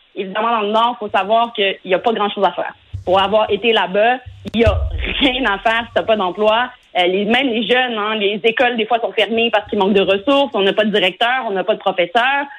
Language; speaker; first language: French; early bilingual, other home language; Arabic